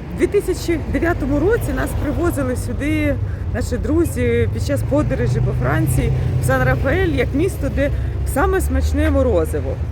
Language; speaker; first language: Ukrainian; native; Ukrainian